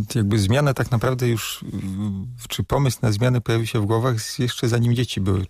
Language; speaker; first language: Polish; native; Polish